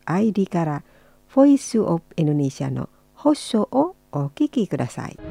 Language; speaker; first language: Japanese; non-native, fluent; Indonesian